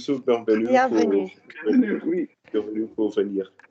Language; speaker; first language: French; non-native, learner; Spanish